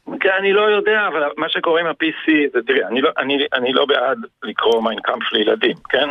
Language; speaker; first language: Hebrew; native; Hebrew